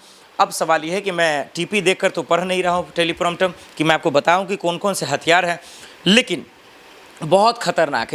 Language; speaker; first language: Hindi; native; Hindi